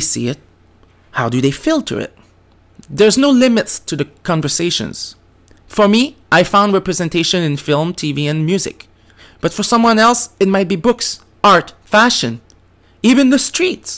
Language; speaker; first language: English; non-native, fluent; French